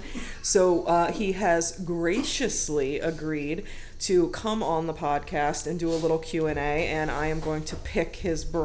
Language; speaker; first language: English; native; English